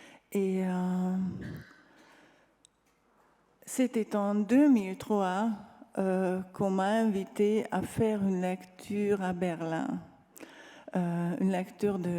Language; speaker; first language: French; non-native, fluent; Hungarian